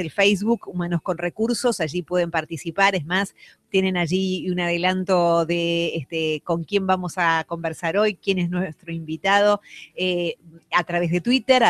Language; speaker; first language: Spanish; native; Spanish